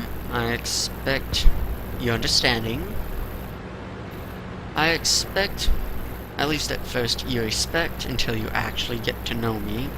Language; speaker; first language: English; native; English